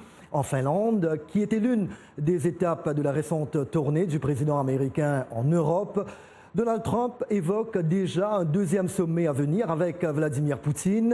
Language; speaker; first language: French; native; French